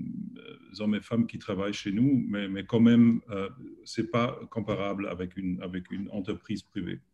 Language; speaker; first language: French; non-native, learner; German